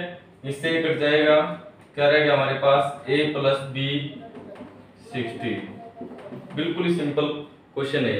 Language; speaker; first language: Hindi; native; Hindi